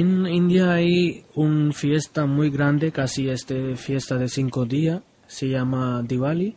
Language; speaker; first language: Spanish; non-native, learner; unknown